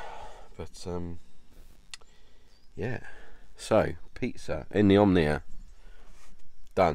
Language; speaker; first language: English; native; English